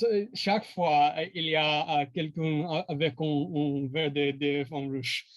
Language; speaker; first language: French; non-native, learner; English